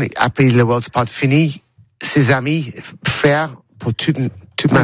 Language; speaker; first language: French; non-native, learner; English